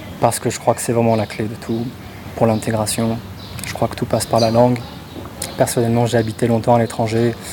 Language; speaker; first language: French; native; French